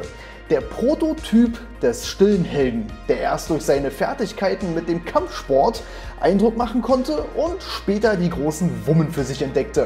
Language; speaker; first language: German; native; German